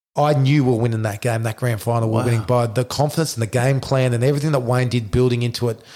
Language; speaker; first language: English; native; English